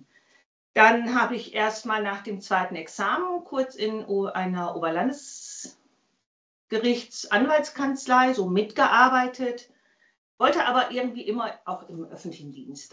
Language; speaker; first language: German; native; German